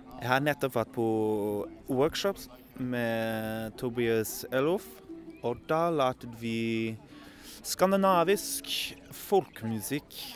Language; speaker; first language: Norwegian; non-native, learner; English